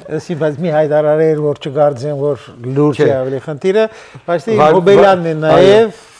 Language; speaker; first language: Armenian; early bilingual, heritage; Armenian